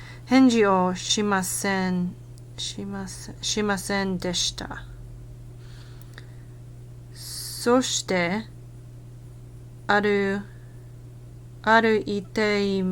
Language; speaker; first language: Japanese; non-native, learner; English